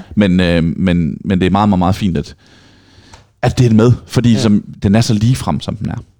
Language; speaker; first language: Danish; native; Danish